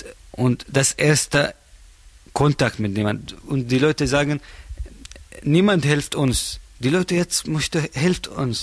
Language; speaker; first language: German; non-native, learner; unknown